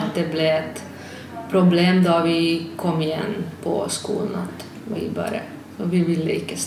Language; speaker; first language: Norwegian; non-native, fluent; Hungarian